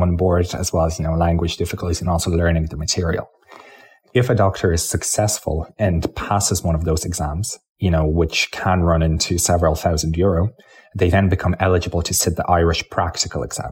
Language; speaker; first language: English; non-native, local second language; Lithuanian